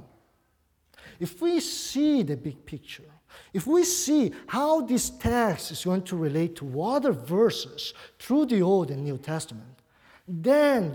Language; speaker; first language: English; non-native, fluent; Portuguese